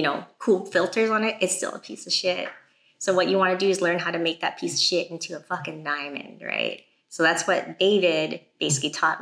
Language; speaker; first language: English; native; English